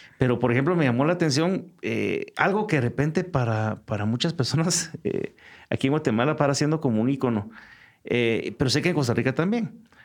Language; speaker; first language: Spanish; native; Spanish